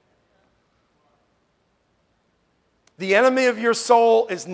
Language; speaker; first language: English; native; English